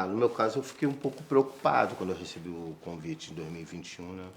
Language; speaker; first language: Portuguese; native; Portuguese